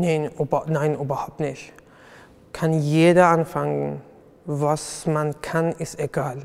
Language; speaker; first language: German; non-native, fluent; Persian